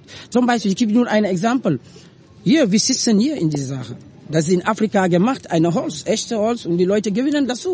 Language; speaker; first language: German; non-native, learner; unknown